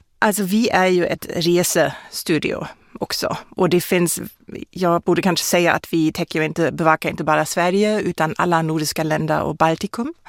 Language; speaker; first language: Swedish; non-native, fluent; German